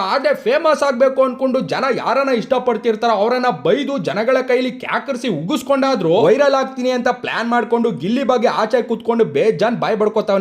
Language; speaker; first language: Kannada; native; Kannada